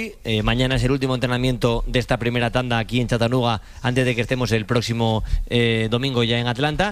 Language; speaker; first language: Spanish; native; Spanish